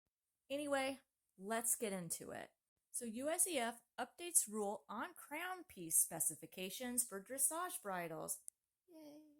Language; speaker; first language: English; native; English